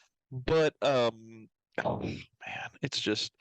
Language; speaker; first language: English; native; English